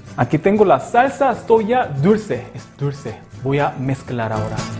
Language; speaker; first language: Spanish; non-native, local second language; Korean